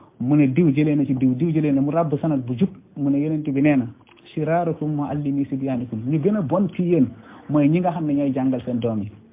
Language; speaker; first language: Wolof; non-native, local second language; Fula